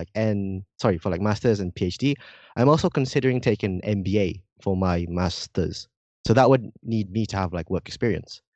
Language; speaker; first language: English; non-native, fluent; Indonesian